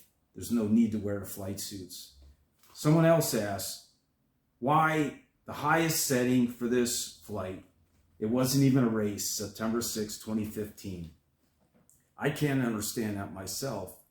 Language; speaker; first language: English; native; English